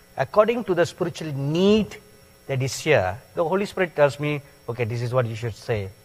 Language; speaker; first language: English; non-native, local second language; Tamil